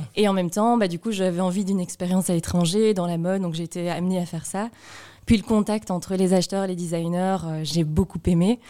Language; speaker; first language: French; native; French